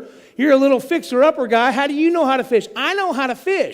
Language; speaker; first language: English; native; English